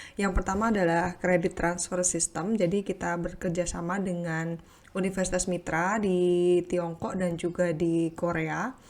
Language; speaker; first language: Indonesian; native; Indonesian